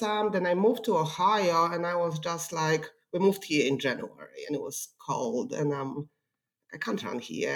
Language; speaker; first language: English; non-native, fluent; Polish